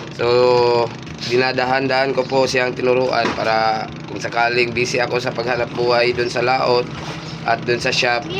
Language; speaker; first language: Filipino; non-native, local second language; Cebuano